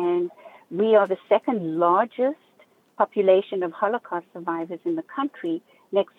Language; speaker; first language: English; native; English